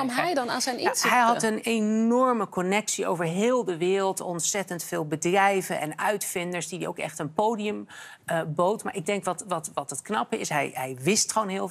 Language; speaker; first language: Dutch; native; Dutch